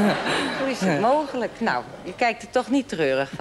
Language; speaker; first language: Dutch; native; Dutch